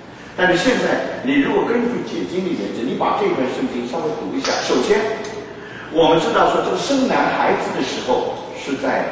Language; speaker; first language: Chinese; native; Chinese